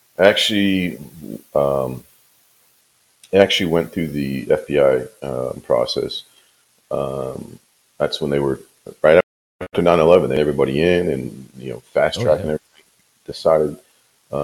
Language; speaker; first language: English; native; English